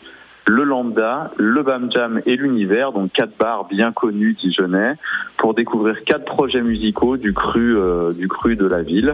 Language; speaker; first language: French; native; French